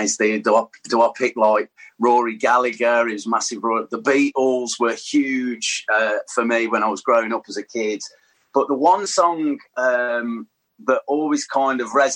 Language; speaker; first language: English; native; English